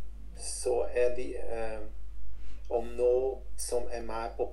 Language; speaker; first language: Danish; non-native, learner; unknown